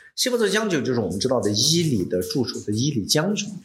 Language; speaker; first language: Chinese; non-native, local second language; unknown